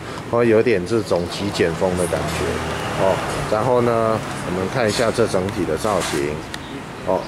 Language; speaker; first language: Chinese; native; Chinese